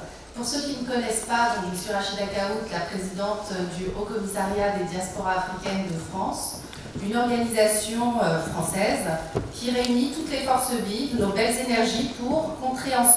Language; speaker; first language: French; native; French